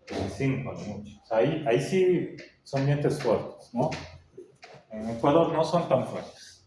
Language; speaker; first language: Spanish; native; Spanish